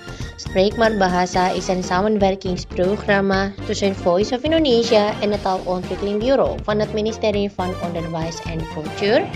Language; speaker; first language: Dutch; non-native, fluent; Indonesian